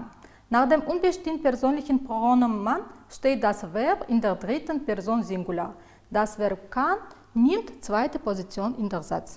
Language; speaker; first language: German; non-native, fluent; Uzbek